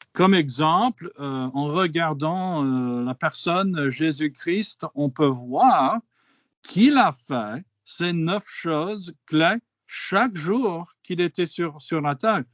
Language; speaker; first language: French; non-native, fluent; English